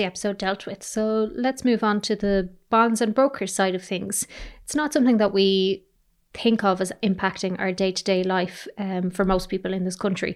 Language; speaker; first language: English; native; English